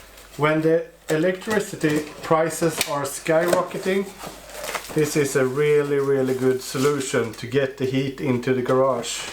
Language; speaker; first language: English; non-native, fluent; Swedish